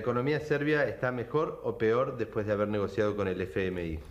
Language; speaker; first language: Spanish; native; Spanish